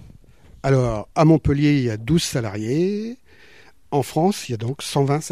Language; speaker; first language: French; native; French